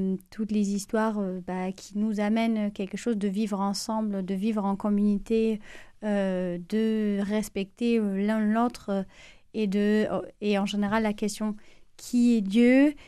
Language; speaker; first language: French; non-native, fluent; German